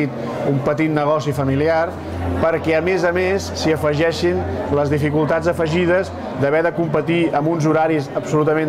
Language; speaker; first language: Catalan; native; Catalan